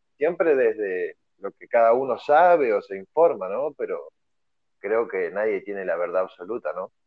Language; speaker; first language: Spanish; native; Spanish